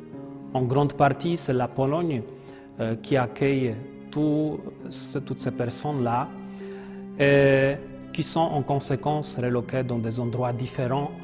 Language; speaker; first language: French; non-native, fluent; Polish